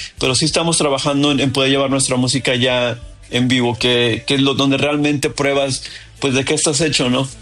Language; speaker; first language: Spanish; early bilingual, heritage; Spanish